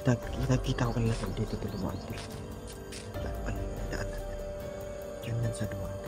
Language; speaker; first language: Filipino; non-native, local second language; Cebuano